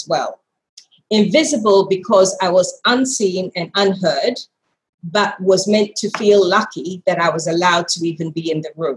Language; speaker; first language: English; non-native, local second language; Ga